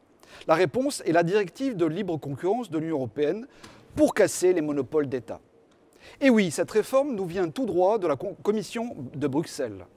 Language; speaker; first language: French; native; French